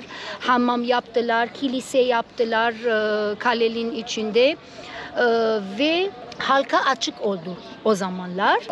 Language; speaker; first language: Turkish; non-native, fluent; Arabic